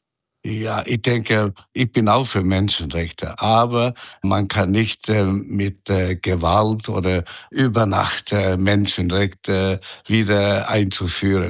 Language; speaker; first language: German; non-native, fluent; Chinese